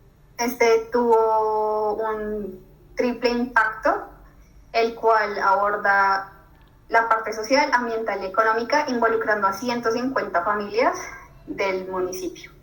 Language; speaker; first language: Spanish; native; Spanish